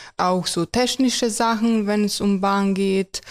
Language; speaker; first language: German; non-native, fluent; Croatian